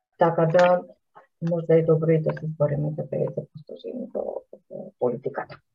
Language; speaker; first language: Macedonian; native; Macedonian